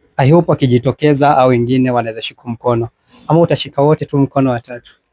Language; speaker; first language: Swahili; native; Swahili